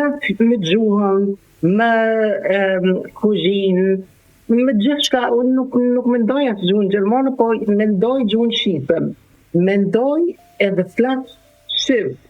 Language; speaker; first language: Albanian; non-native, learner; German